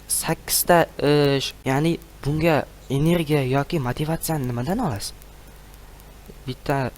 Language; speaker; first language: Uzbek; non-native, local second language; Kara-Kalpak